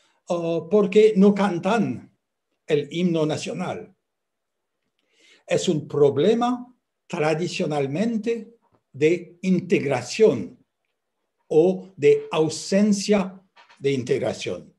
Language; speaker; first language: Spanish; non-native, fluent; French